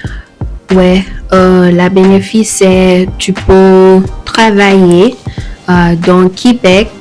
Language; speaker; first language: French; non-native, learner; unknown